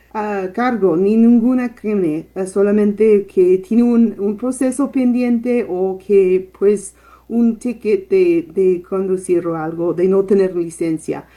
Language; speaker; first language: Spanish; non-native, fluent; English